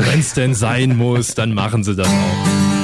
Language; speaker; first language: German; native; German